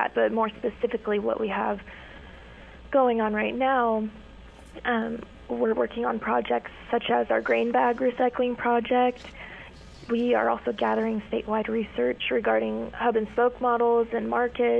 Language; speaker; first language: English; native; English